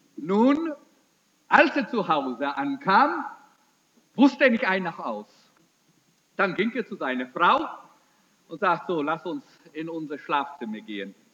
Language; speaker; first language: German; early bilingual, heritage; German